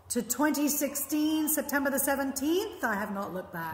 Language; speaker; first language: English; native; English